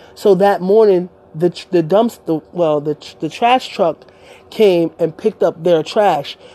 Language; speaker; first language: English; native; English